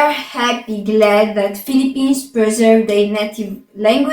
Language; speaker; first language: English; non-native, fluent; Arabic